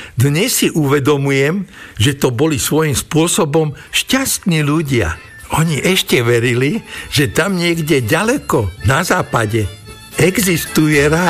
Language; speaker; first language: Slovak; native; Slovak